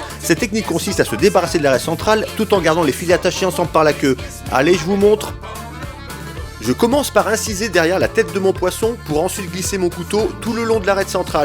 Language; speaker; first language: French; native; French